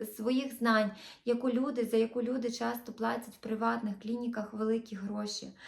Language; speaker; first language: Ukrainian; non-native, local second language; Russian